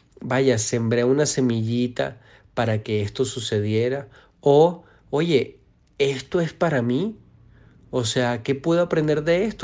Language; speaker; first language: Spanish; native; Spanish